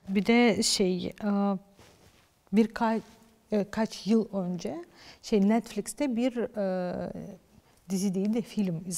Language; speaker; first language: Turkish; non-native, fluent; Ukrainian